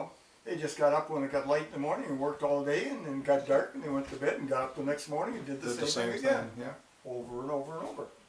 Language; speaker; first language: English; native; English